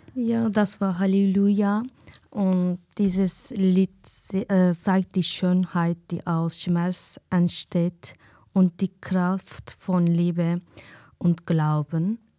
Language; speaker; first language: German; non-native, learner; Kurdish